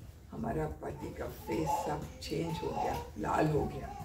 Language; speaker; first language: Hindi; non-native, local second language; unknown